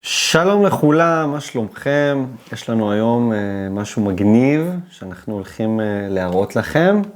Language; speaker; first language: Hebrew; native; Hebrew